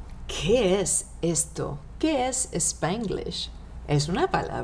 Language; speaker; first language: Spanish; non-native, fluent; French